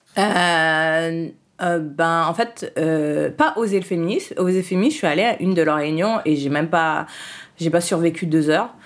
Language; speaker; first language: French; early bilingual, other home language; Haitian Creole